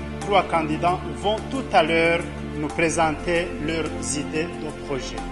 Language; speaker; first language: French; non-native, local second language; Rundi